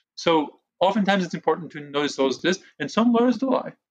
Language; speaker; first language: English; early bilingual, other home language; Hebrew